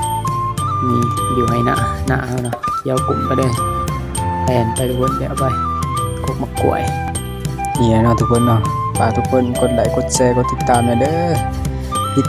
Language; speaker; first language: Thai; non-native, local second language; Northeastern Thai